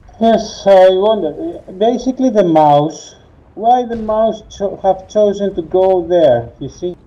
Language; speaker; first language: English; non-native, learner; Greek